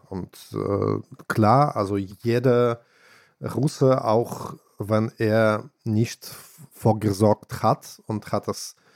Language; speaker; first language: German; non-native, fluent; Russian